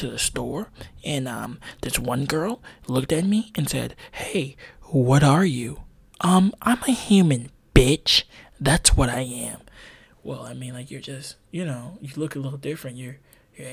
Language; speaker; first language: English; native; English